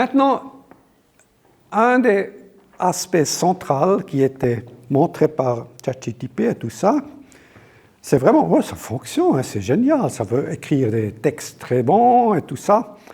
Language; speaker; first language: French; non-native, local second language; German